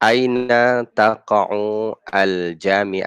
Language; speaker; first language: Arabic; non-native, fluent; Malay